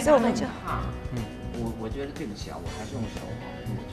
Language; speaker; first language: Chinese; native; Chinese